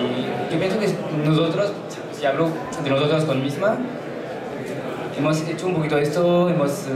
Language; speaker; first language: Spanish; non-native, fluent; French